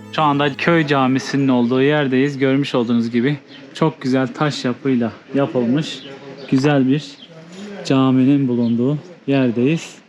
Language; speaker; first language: Turkish; native; Turkish